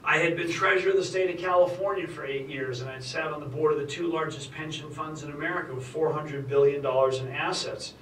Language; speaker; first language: English; native; English